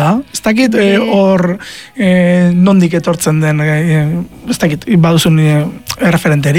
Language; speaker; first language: Basque; native; Basque